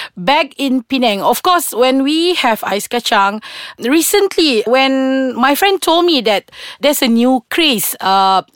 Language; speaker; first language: English; non-native, local second language; Malay